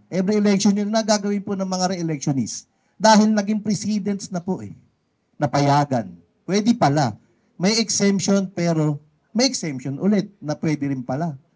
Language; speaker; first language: Filipino; native; Filipino